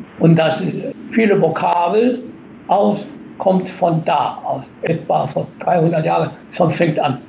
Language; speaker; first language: German; non-native, fluent; Chinese